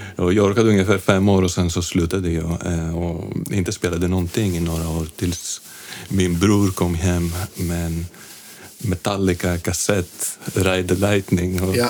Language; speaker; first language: Swedish; non-native, fluent; Greek